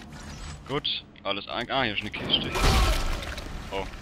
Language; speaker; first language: German; native; German